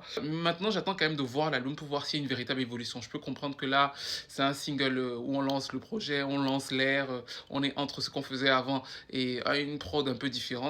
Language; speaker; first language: French; native; French